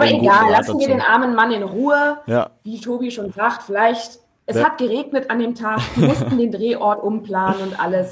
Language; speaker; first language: German; native; German